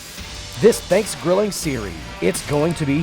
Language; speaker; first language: English; native; English